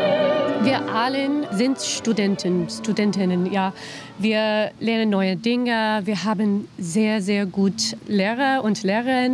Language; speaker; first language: German; non-native, learner; English